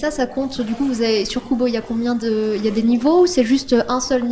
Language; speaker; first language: French; native; French